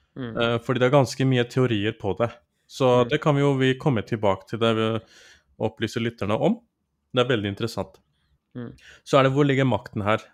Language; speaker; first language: Norwegian; early bilingual, other home language; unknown